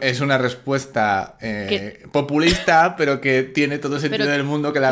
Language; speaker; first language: Spanish; native; Spanish